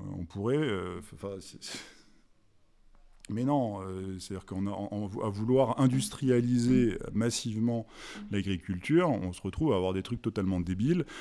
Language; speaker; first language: French; native; French